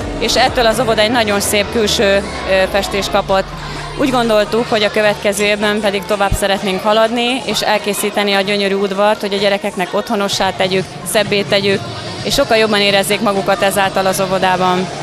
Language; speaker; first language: Hungarian; native; Hungarian